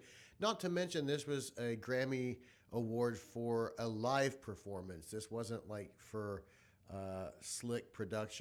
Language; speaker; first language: English; native; English